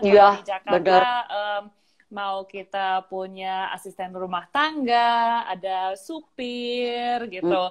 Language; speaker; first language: Indonesian; early bilingual, heritage; Indonesian